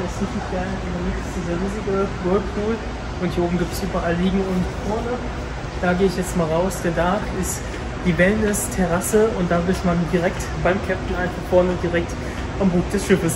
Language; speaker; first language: German; native; German